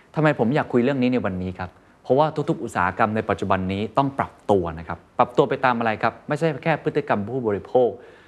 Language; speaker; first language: Thai; native; Thai